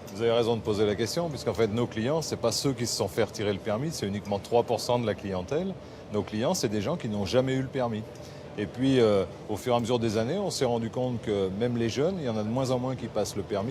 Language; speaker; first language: French; native; French